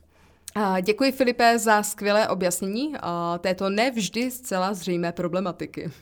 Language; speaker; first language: Czech; native; Czech